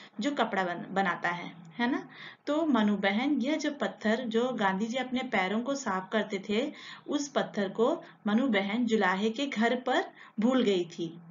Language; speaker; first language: Hindi; non-native, local second language; Telugu